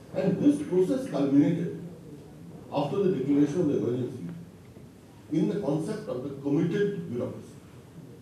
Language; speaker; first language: English; non-native, local second language; Bangla